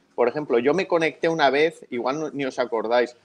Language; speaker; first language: Spanish; native; Spanish